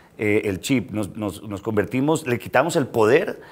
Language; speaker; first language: Spanish; native; Spanish